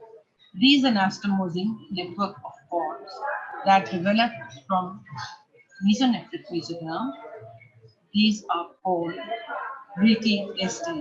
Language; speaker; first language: English; non-native, local second language; Urdu